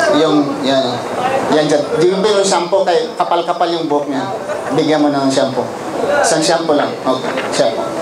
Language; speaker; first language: Filipino; non-native, local second language; Cebuano